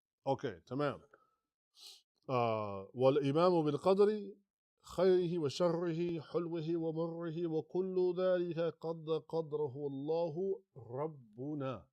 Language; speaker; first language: Arabic; non-native, fluent; English